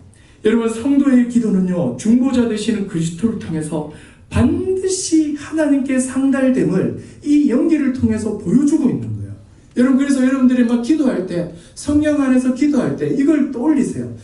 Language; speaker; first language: Korean; native; Korean